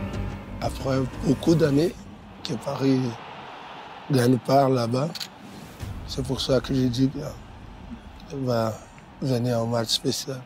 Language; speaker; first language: French; non-native, fluent; Portuguese